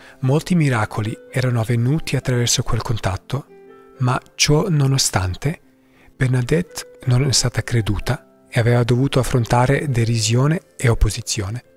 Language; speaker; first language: Italian; non-native, fluent; English